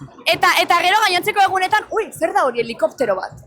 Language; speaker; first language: Basque; native; Basque